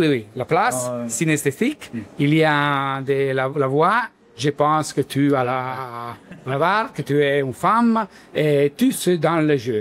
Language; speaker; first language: French; non-native, learner; Italian